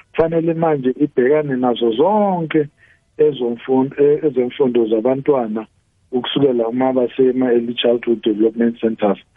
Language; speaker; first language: Zulu; non-native, local second language; South Ndebele